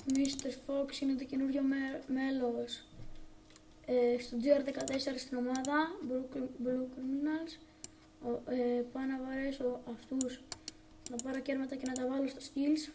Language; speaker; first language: Greek; native; Greek